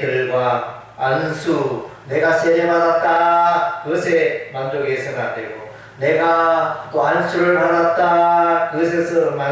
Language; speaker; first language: Korean; native; Korean